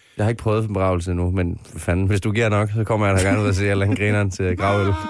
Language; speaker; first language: Danish; native; Danish